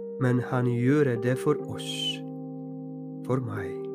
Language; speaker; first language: Norwegian; non-native, fluent; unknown